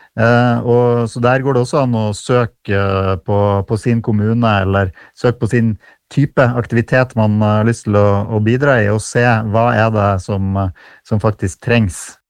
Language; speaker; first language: Norwegian; native; Norwegian